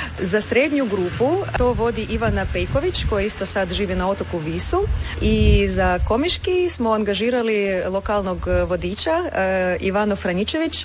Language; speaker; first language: Croatian; non-native, fluent; Russian